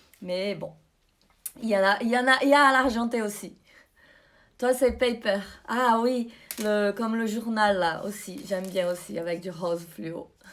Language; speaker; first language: French; non-native, fluent; Portuguese